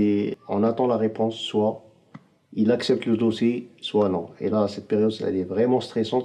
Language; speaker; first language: French; non-native, fluent; Arabic